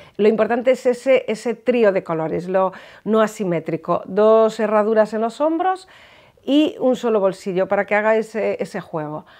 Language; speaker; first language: Spanish; native; Spanish